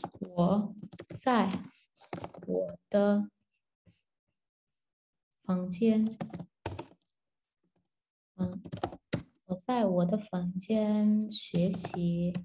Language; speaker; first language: Chinese; non-native, learner; Turkish